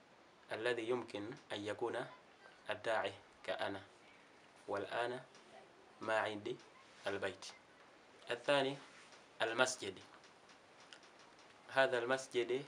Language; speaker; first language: Arabic; non-native, learner; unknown